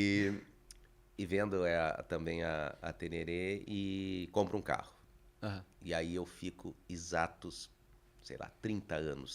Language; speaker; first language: Portuguese; native; Portuguese